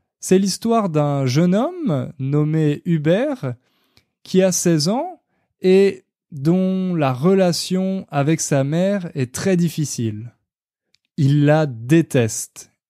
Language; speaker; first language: French; native; French